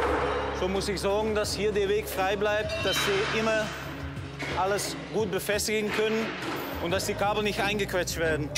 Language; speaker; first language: German; non-native, learner; Italian